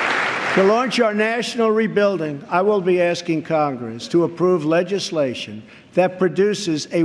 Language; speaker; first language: English; native; English